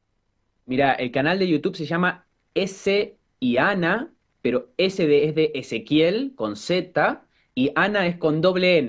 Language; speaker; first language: Spanish; native; Spanish